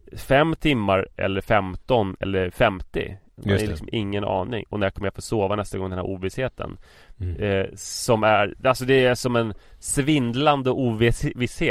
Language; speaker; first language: Swedish; native; Swedish